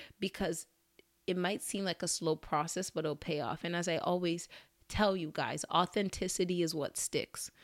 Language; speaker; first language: English; early bilingual, other home language; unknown